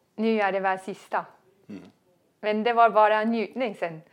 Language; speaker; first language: Swedish; non-native, fluent; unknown